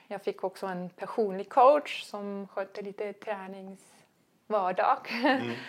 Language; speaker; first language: Swedish; non-native, fluent; German